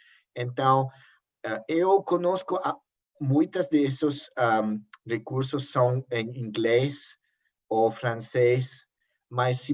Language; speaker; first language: Portuguese; non-native, learner; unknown